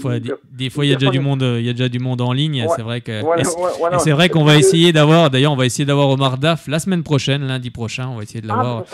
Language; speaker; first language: French; native; French